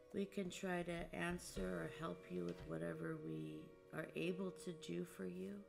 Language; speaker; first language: English; early bilingual, other home language; Portuguese